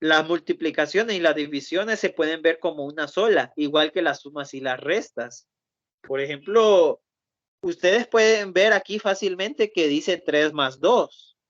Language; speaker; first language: Spanish; native; Spanish